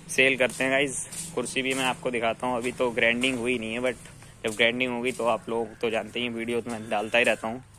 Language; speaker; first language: Hindi; native; Hindi